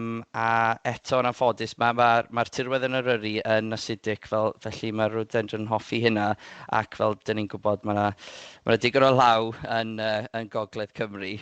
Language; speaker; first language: Welsh; native; Welsh